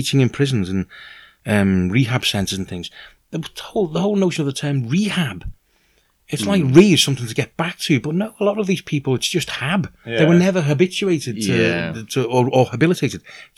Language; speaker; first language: English; native; English